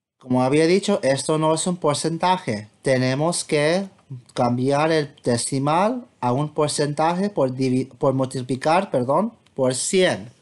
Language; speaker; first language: Spanish; non-native, fluent; English